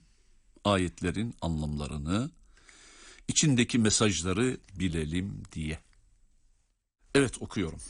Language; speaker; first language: Turkish; native; Turkish